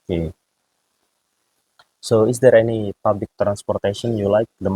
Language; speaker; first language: English; non-native, fluent; Indonesian